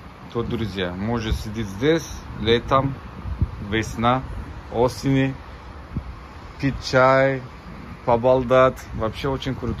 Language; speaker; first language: Russian; non-native, learner; Turkish